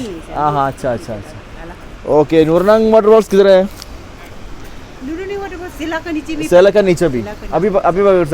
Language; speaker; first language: Hindi; non-native, local second language; Malayalam